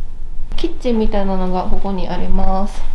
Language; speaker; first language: Japanese; native; Japanese